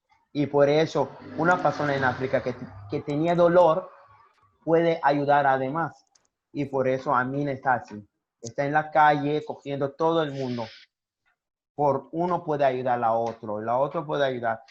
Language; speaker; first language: Spanish; non-native, learner; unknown